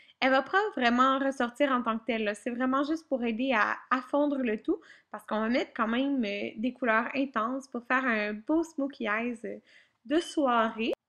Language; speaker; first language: French; native; French